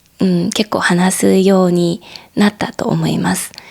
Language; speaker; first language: Japanese; non-native, fluent; Korean